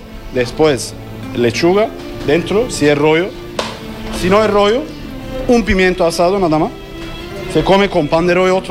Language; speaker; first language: Spanish; non-native, learner; Turkish